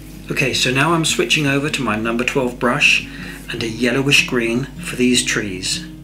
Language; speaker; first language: English; native; English